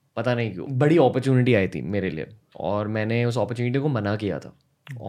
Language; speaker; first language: Hindi; native; Hindi